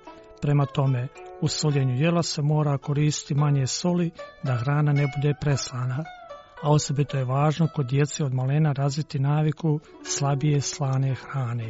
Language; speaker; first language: Croatian; native; Croatian